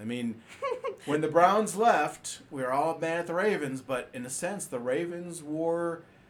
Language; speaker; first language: English; native; English